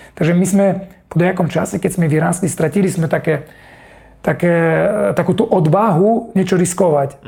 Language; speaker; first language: Slovak; non-native, fluent; Russian